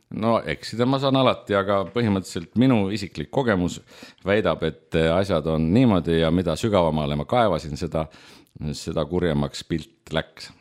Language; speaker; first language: Estonian; native; Estonian